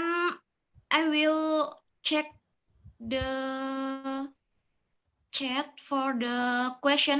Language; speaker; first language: English; non-native, learner; Indonesian